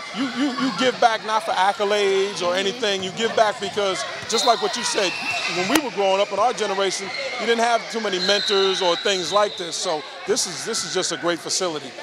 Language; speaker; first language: English; native; English